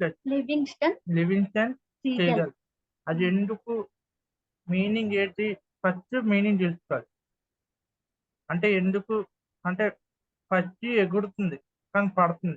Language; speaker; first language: Telugu; native; Telugu